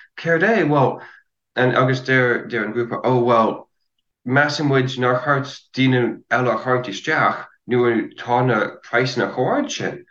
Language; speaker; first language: Irish; non-native, fluent; English